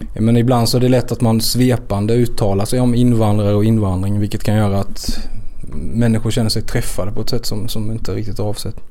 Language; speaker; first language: Swedish; native; Swedish